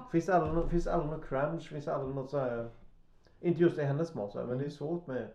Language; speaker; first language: Swedish; native; Swedish